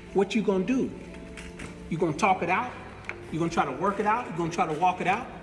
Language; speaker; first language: English; native; English